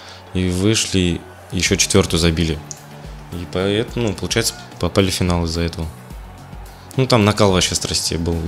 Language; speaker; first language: Russian; native; Russian